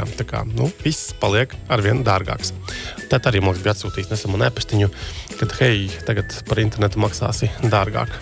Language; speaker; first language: Latvian; native; Latvian